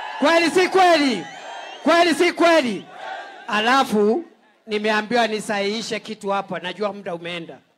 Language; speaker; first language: Swahili; non-native, local second language; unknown